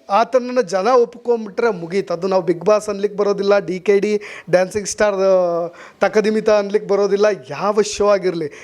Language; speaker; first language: Kannada; native; Kannada